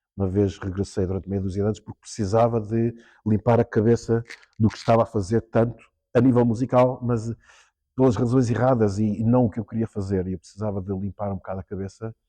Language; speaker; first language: Portuguese; early bilingual, heritage; Portuguese